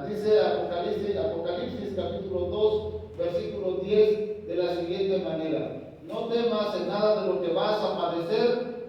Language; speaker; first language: Spanish; native; Spanish